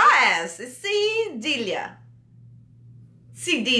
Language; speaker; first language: English; non-native, learner; Portuguese